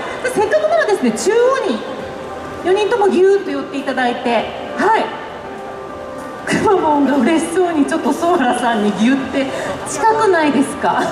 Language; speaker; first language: Japanese; native; Japanese